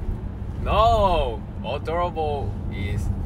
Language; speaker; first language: English; non-native, learner; Korean